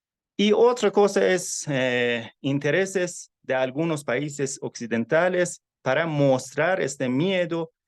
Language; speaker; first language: Spanish; non-native, fluent; Persian